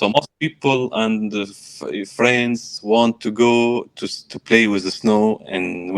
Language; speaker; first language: English; non-native, learner; Arabic